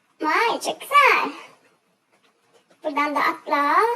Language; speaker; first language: Turkish; native; Turkish